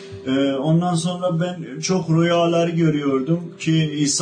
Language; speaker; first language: Turkish; non-native, local second language; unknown